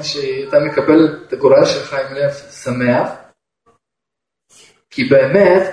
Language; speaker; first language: Hebrew; non-native, fluent; Russian